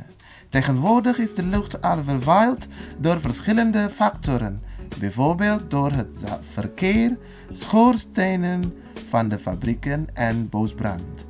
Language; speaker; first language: Dutch; non-native, fluent; Indonesian